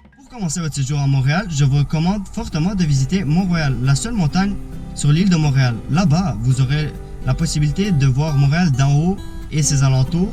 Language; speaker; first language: French; native; French